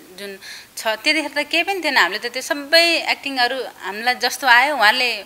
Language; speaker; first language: Nepali; native; Nepali